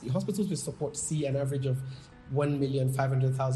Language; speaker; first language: English; non-native, local second language; Yoruba